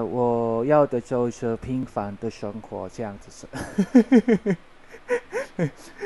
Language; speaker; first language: Chinese; non-native, learner; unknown